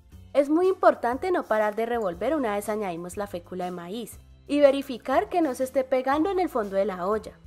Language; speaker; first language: Spanish; native; Spanish